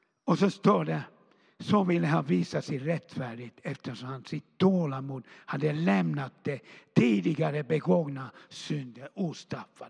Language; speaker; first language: Swedish; non-native, fluent; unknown